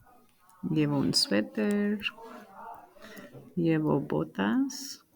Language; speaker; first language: Spanish; non-native, fluent; English